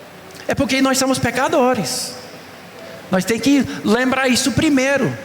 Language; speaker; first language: Portuguese; non-native, fluent; English